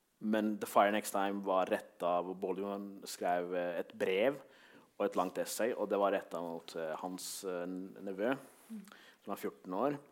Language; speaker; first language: Norwegian; early bilingual, other home language; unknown